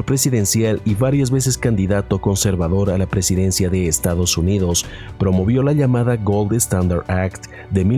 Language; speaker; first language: Spanish; native; Spanish